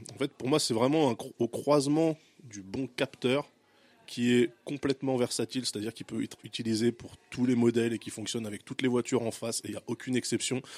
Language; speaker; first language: French; native; French